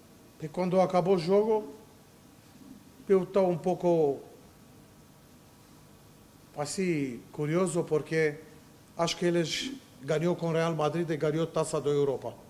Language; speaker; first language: Portuguese; non-native, learner; Romanian